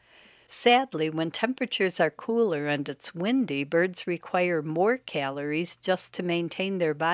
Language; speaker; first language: English; native; English